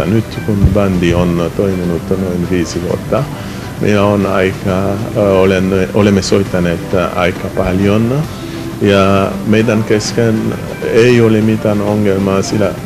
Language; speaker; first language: Finnish; non-native, fluent; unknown